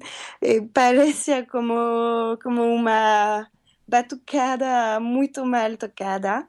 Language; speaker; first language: Portuguese; non-native, learner; French